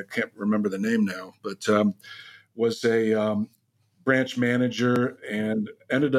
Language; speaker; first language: English; native; English